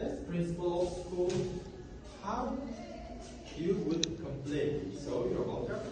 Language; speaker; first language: English; non-native, fluent; Uzbek